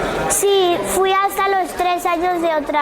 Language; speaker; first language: Spanish; native; Spanish